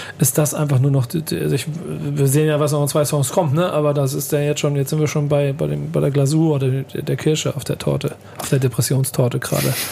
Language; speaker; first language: German; native; German